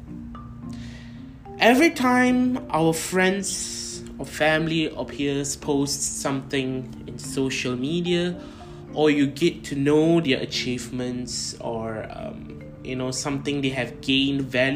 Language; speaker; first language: English; non-native, local second language; Tamil